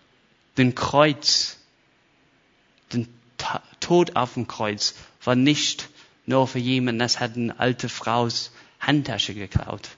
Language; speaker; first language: German; non-native, fluent; English